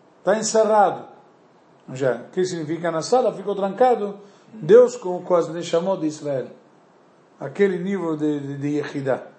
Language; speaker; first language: Portuguese; non-native, fluent; Spanish